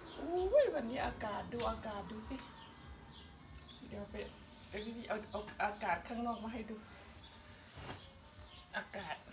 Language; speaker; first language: Thai; native; Thai